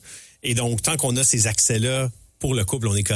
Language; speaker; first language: French; native; French